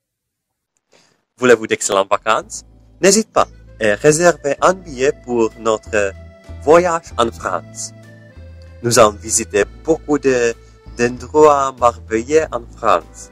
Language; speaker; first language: French; non-native, learner; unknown